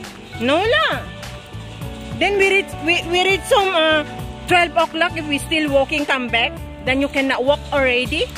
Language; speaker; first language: English; non-native, learner; Filipino